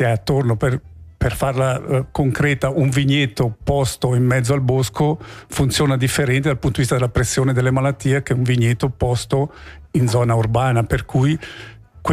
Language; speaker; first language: Italian; native; Italian